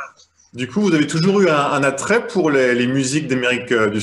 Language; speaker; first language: French; native; French